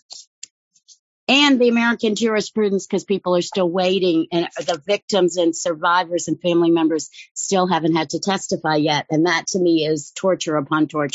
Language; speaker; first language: English; native; English